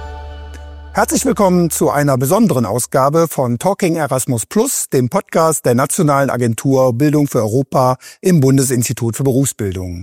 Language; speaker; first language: German; native; German